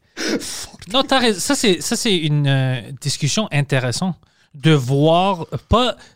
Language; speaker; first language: French; early bilingual, other home language; Greek